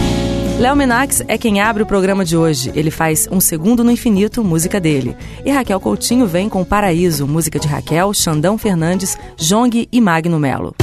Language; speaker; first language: Portuguese; native; Portuguese